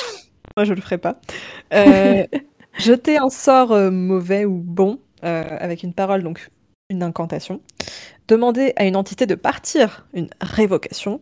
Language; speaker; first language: French; native; French